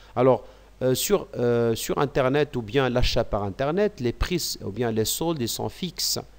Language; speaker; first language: French; non-native, local second language; Arabic